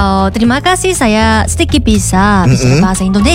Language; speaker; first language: Indonesian; non-native, learner; Korean